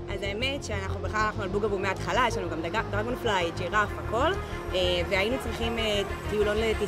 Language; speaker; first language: Hebrew; native; Hebrew